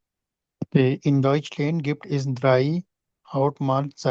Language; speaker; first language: German; non-native, learner; Urdu